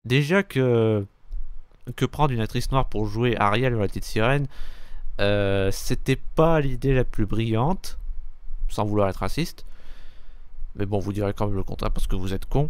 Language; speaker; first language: French; native; French